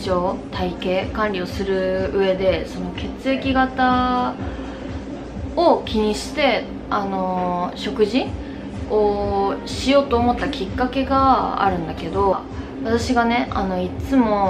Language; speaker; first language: Japanese; native; Japanese